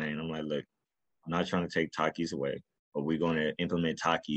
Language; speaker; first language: English; native; English